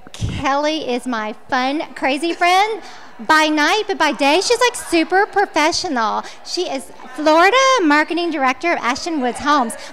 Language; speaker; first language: English; native; English